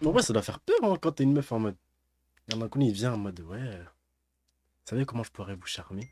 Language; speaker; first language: French; native; French